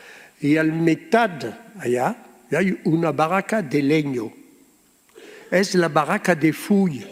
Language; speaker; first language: Spanish; early bilingual, heritage; Spanish